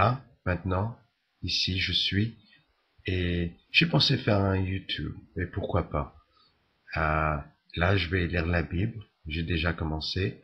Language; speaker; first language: French; native; French